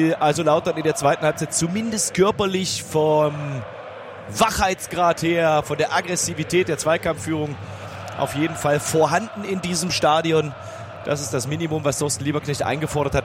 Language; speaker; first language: German; native; German